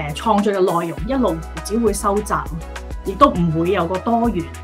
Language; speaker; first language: Cantonese; native; Cantonese